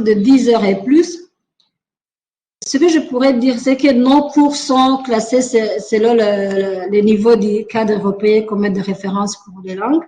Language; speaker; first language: French; non-native, local second language; Rundi